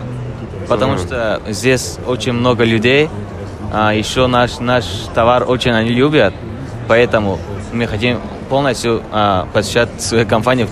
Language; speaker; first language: Russian; non-native, learner; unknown